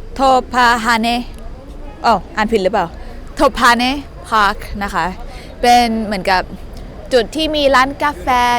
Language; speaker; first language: Thai; native; Thai